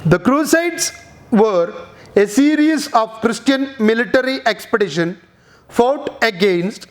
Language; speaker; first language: English; non-native, local second language; Malayalam